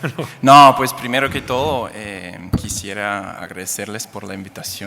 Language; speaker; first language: Spanish; non-native, fluent; English